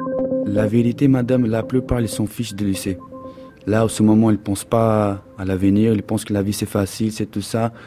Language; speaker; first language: French; non-native, fluent; Portuguese